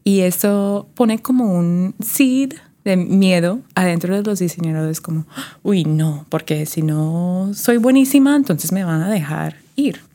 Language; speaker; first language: Spanish; early bilingual, heritage; Spanish